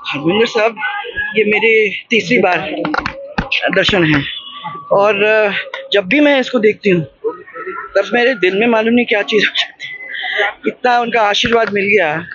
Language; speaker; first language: Hindi; native; Hindi